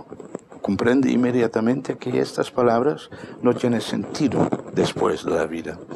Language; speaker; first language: Spanish; non-native, fluent; Dutch